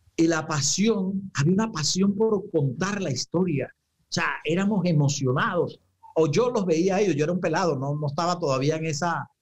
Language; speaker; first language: Spanish; native; Spanish